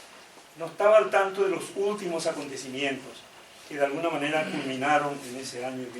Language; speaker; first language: Spanish; native; Spanish